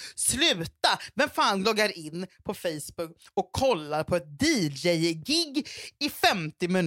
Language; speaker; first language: Swedish; native; Swedish